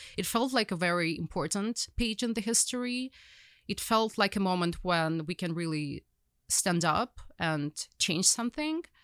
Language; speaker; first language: English; non-native, fluent; Ukrainian